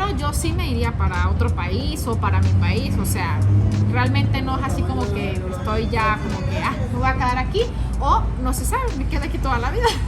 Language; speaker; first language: Spanish; native; Spanish